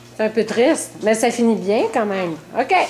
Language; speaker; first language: French; native; French